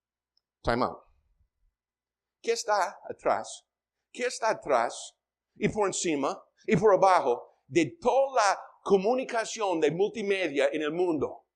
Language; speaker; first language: Spanish; non-native, fluent; English